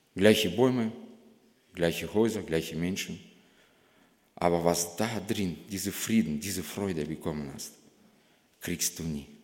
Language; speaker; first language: German; non-native, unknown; Russian